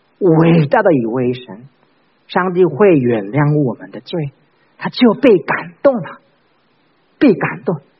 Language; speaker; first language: Chinese; non-native, fluent; Korean